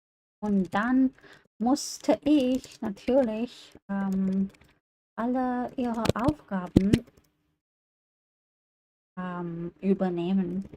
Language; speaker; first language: German; non-native, learner; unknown